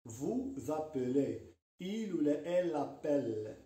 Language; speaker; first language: French; non-native, local second language; Arabic